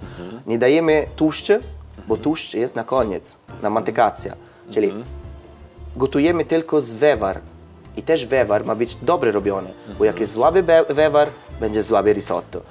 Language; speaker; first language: Polish; non-native, learner; Italian